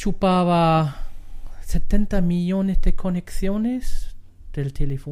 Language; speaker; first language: Spanish; non-native, learner; German